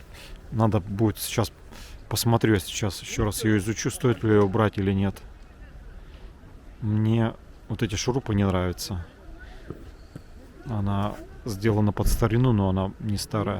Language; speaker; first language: Russian; native; Russian